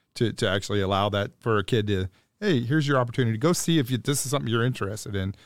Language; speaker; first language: English; native; English